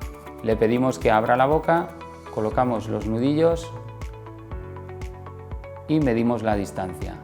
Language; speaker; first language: Spanish; native; Spanish